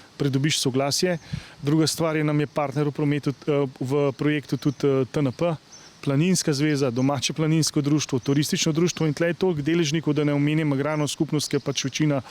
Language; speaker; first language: Slovenian; native; Slovenian